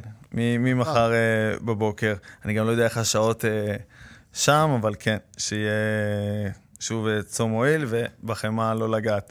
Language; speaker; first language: Hebrew; native; Hebrew